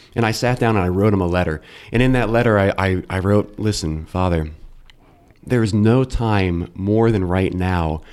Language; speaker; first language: English; native; English